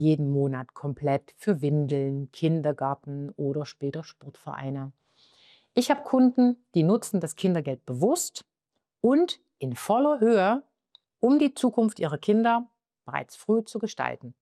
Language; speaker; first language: German; native; German